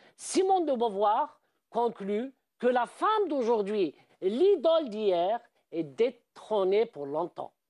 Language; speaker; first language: French; non-native, local second language; Arabic